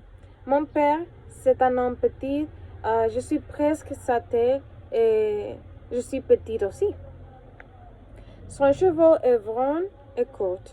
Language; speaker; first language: French; non-native, learner; Spanish